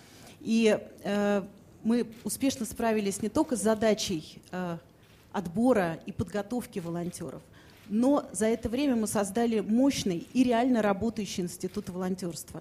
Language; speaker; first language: Russian; native; Russian